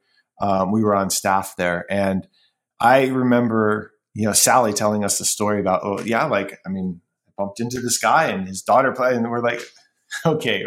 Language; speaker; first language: English; native; English